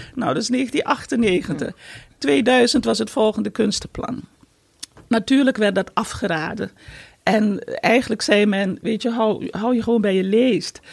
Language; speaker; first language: Dutch; native; Dutch